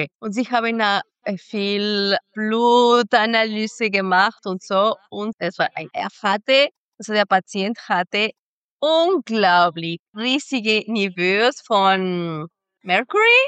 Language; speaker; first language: German; non-native, fluent; Spanish